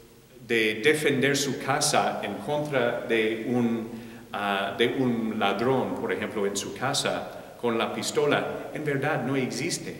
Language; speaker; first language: Spanish; non-native, fluent; English